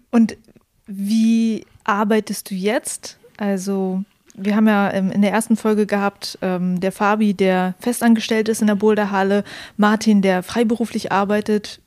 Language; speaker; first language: German; native; German